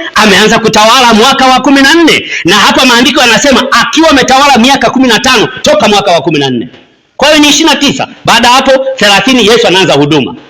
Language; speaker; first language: Swahili; native; Swahili